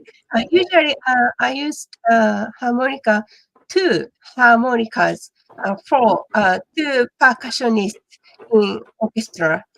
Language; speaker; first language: English; non-native, learner; Japanese